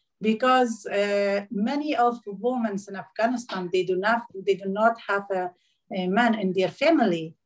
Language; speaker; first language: English; non-native, learner; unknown